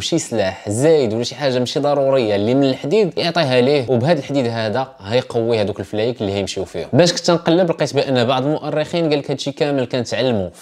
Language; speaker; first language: Arabic; native; Arabic